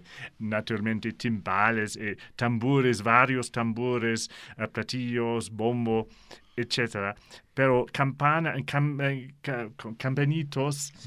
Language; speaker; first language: Spanish; non-native, learner; English